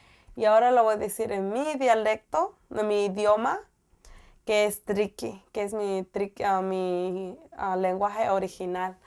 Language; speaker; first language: Spanish; non-native, local second language; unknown